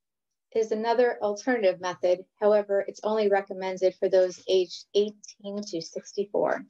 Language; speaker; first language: English; native; English